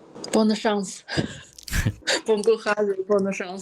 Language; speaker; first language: French; non-native, learner; Chinese